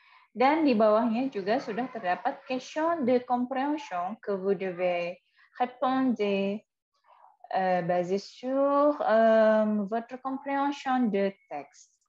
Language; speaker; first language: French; non-native, fluent; Indonesian